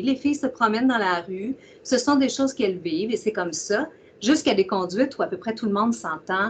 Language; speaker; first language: French; native; French